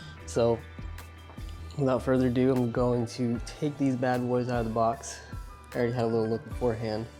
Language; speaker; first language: English; native; English